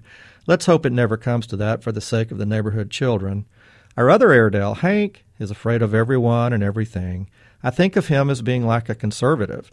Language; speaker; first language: English; native; English